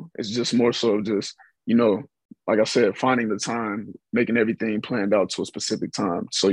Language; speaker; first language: English; native; English